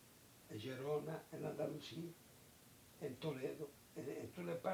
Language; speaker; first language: French; non-native, learner; Spanish